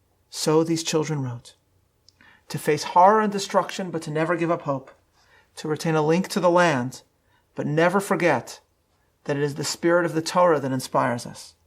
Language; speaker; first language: English; native; English